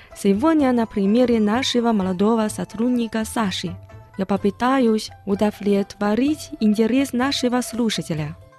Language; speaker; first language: Russian; non-native, fluent; Chinese